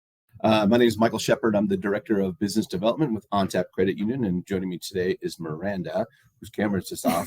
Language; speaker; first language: English; native; English